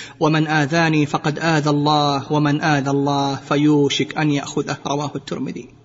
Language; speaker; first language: Arabic; native; Arabic